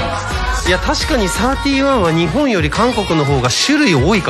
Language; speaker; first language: Japanese; native; Japanese